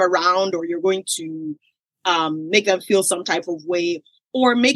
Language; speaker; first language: English; non-native, local second language; Yoruba